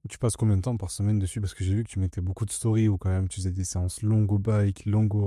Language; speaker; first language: French; native; French